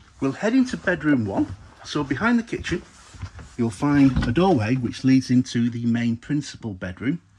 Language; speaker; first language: English; native; English